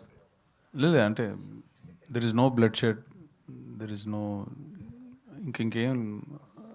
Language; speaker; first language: Telugu; native; Telugu